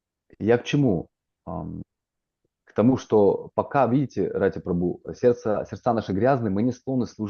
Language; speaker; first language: Russian; native; Russian